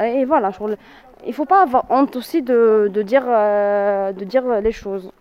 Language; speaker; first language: French; non-native, local second language; Arabic